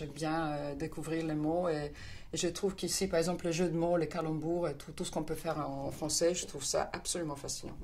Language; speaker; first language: French; non-native, fluent; Italian